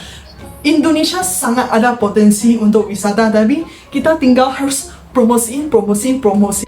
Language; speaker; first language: Indonesian; non-native, fluent; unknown